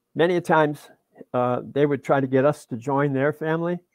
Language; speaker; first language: English; native; English